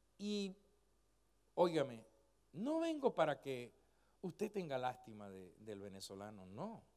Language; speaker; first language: Spanish; native; Spanish